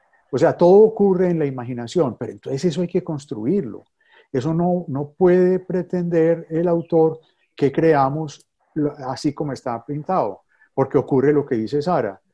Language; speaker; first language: Spanish; native; Spanish